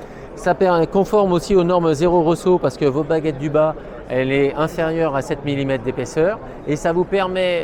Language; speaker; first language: French; native; French